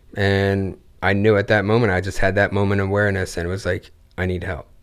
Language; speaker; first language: English; native; English